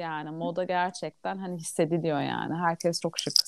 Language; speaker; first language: Turkish; native; Turkish